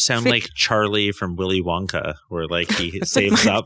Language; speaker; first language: English; native; English